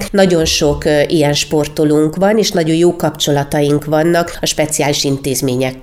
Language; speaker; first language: Hungarian; native; Hungarian